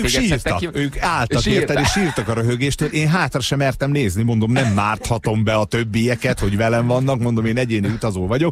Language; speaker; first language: Hungarian; native; Hungarian